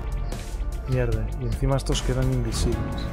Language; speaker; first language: Spanish; native; Spanish